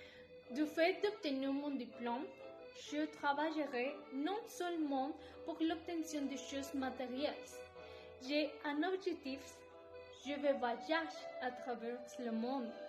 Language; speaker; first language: French; non-native, learner; Spanish